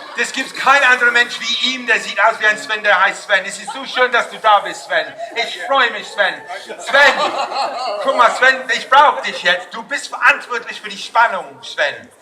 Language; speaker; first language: German; non-native, fluent; English